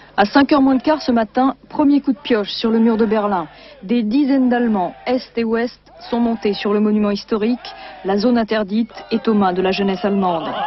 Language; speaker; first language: French; native; French